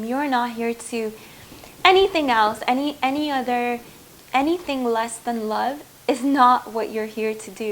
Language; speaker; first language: English; native; English